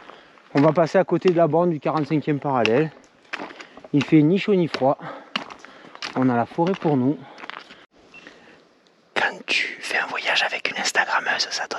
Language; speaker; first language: French; native; French